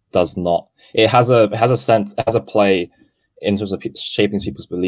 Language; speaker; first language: English; non-native, local second language; Cantonese